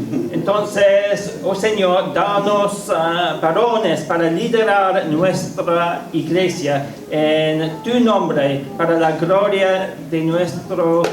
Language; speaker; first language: Spanish; non-native, fluent; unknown